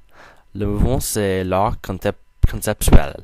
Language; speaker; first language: French; non-native, learner; English